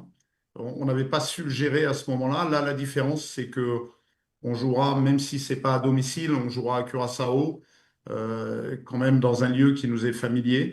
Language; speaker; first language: French; native; French